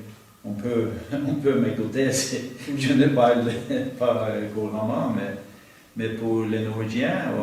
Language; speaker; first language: French; non-native, fluent; Norwegian